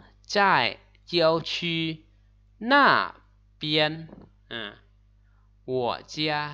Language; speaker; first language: Chinese; non-native, fluent; Lao